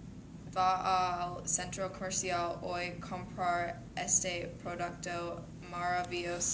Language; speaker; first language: Spanish; non-native, learner; English